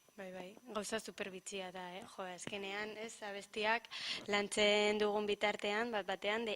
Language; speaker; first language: Basque; non-native, local second language; Spanish